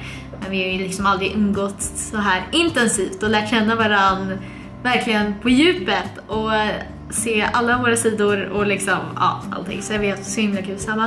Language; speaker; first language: Swedish; native; Swedish